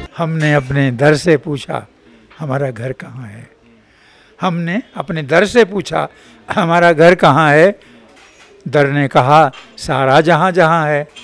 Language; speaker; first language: Hindi; native; Hindi